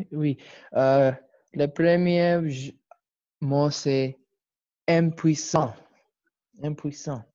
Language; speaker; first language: French; non-native, learner; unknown